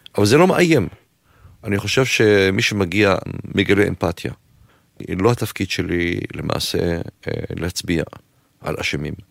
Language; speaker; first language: Hebrew; non-native, local second language; Arabic